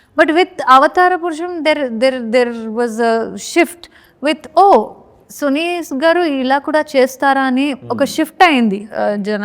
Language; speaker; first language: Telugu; non-native, learner; Kannada